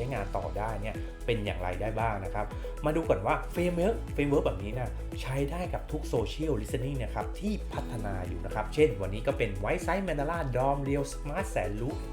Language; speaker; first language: Thai; native; Thai